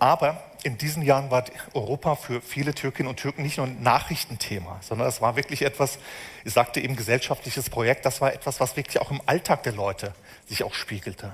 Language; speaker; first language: German; native; German